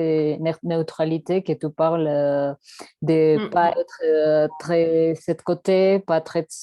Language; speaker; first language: French; non-native, learner; Spanish